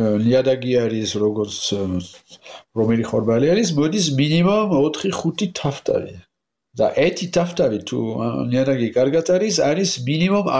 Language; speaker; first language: Georgian; non-native, learner; French